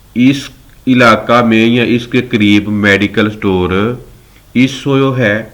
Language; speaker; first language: Urdu; non-native, local second language; Punjabi